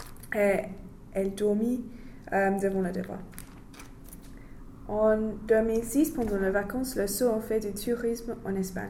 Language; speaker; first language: French; non-native, learner; English